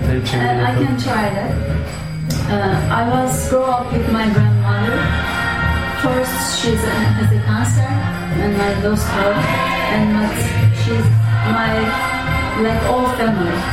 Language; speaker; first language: English; non-native, learner; Turkish